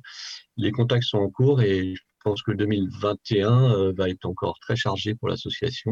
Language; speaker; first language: French; native; French